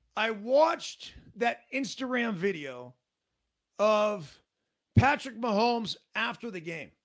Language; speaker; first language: English; native; English